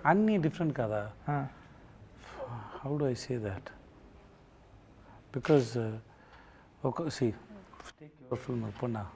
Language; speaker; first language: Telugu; non-native, learner; Tamil